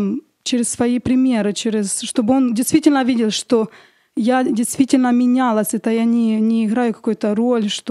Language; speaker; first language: Russian; early bilingual, heritage; Russian